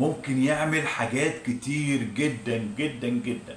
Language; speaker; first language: Arabic; native; Arabic